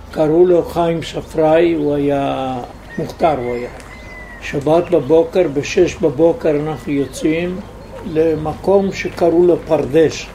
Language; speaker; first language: Hebrew; non-native, fluent; Italian